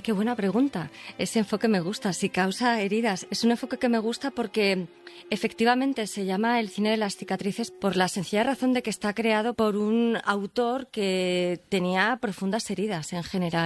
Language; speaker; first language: Spanish; native; Spanish